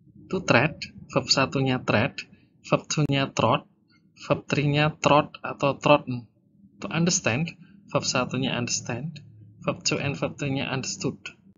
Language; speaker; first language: English; non-native, fluent; Indonesian